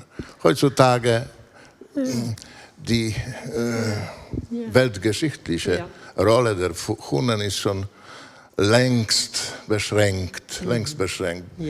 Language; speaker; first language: German; non-native, fluent; Polish